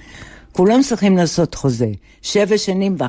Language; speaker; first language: Hebrew; non-native, fluent; English